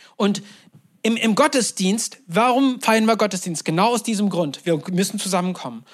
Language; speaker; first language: German; non-native, fluent; Turkish